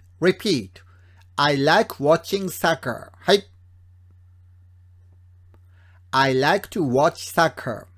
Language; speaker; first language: English; non-native, fluent; Japanese